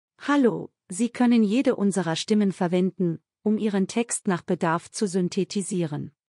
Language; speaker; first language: German; non-native, learner; Spanish